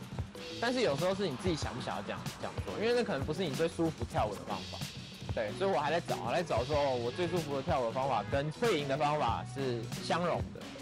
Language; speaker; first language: Chinese; native; Chinese